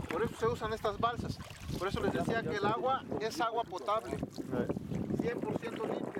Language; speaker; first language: Spanish; native; Spanish